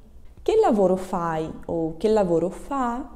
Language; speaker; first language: Italian; non-native, fluent; Portuguese